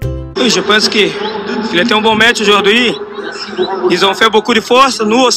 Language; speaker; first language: French; non-native, learner; Portuguese